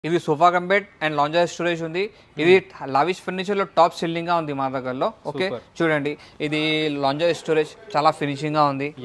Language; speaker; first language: Telugu; non-native, local second language; Urdu